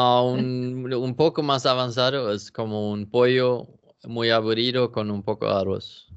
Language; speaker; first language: Spanish; non-native, learner; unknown